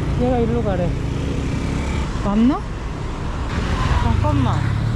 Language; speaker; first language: Korean; native; Korean